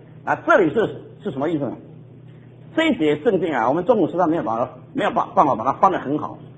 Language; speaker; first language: Chinese; native; Chinese